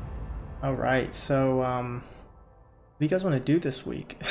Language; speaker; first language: English; native; English